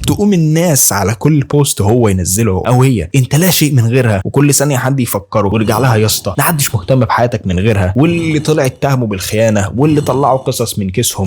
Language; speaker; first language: Arabic; native; Arabic